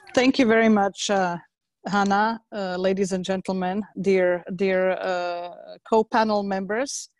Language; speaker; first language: English; non-native, fluent; Slovak